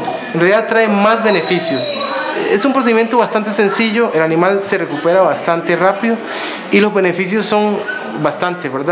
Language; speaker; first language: Spanish; native; Spanish